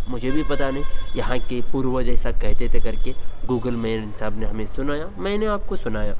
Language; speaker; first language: Hindi; non-native, local second language; Kannada